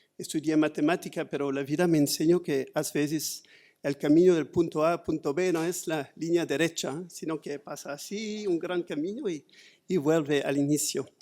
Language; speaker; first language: Spanish; non-native, fluent; French